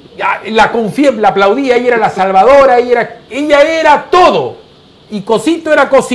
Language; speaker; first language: Spanish; native; Spanish